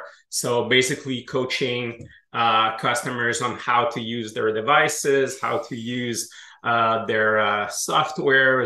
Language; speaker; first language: English; non-native, fluent; French